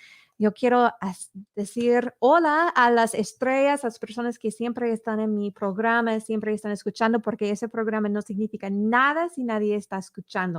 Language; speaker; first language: Spanish; early bilingual, heritage; English